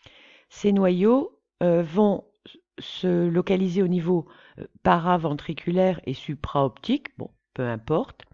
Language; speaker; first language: French; native; French